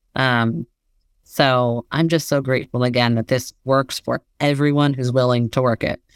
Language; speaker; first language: English; native; English